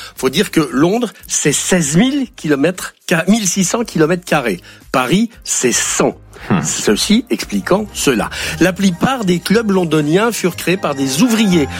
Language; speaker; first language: French; native; French